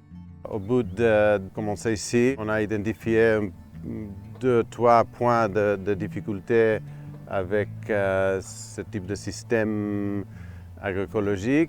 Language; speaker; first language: French; non-native, fluent; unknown